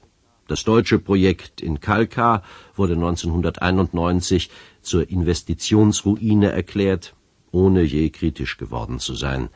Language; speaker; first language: German; native; German